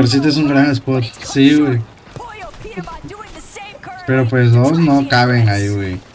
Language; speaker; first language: Spanish; native; Spanish